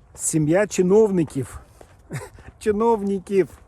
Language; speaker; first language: Ukrainian; native; Ukrainian